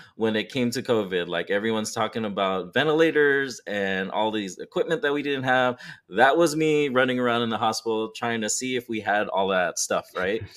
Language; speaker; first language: English; native; English